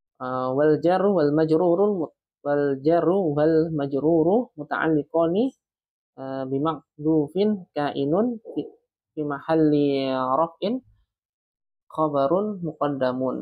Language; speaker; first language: Arabic; non-native, learner; Indonesian